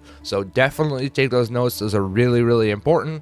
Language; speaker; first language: English; native; English